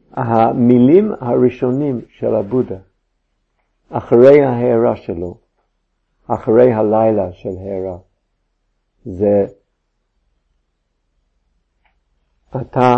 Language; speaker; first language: Hebrew; non-native, fluent; English